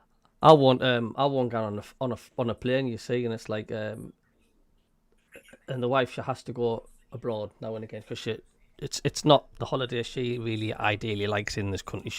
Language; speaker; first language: English; native; English